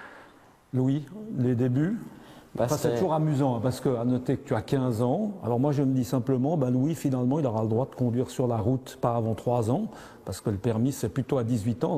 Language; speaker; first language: French; native; French